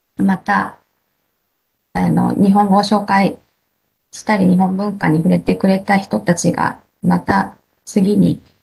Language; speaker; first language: Japanese; native; Japanese